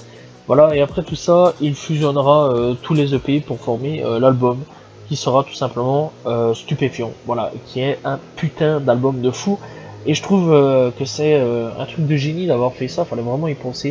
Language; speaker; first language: French; native; French